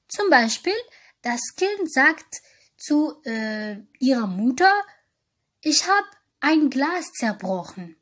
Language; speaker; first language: German; non-native, fluent; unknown